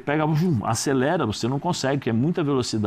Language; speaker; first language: Portuguese; native; Portuguese